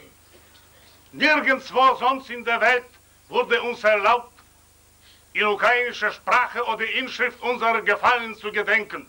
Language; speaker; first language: German; non-native, fluent; Ukrainian